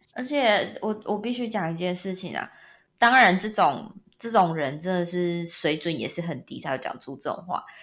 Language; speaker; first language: Chinese; non-native, local second language; Min Nan Chinese